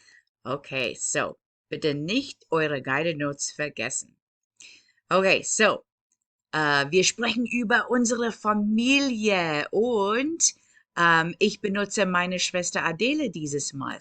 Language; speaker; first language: German; non-native, fluent; English